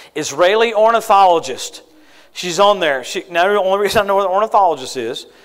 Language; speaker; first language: English; native; English